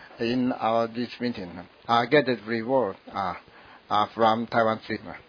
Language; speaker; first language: English; non-native, fluent; Min Nan Chinese